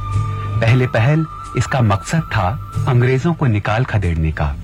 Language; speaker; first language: Hindi; native; Hindi